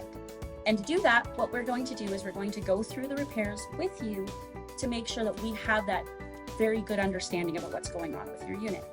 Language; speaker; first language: English; native; English